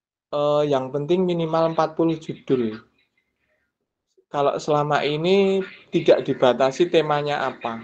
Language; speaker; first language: Indonesian; native; Indonesian